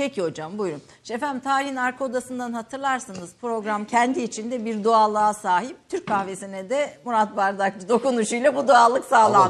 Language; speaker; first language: Turkish; native; Turkish